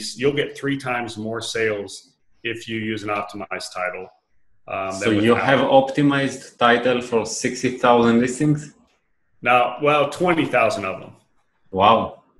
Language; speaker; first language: English; native; English